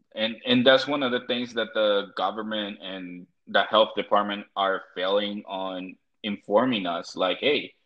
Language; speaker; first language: English; early bilingual, other home language; Spanish